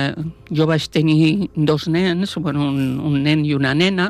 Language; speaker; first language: Catalan; non-native, local second language; Spanish